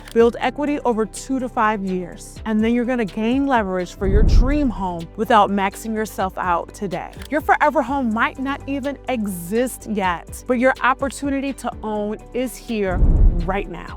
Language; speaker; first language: English; native; English